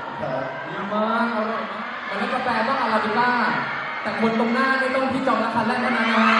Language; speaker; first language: Thai; native; Thai